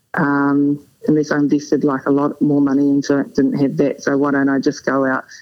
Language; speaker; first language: English; native; English